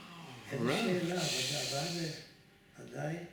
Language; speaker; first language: Hebrew; non-native, fluent; French